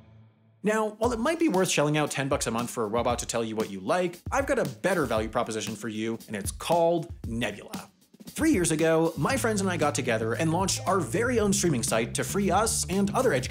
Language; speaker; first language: English; native; English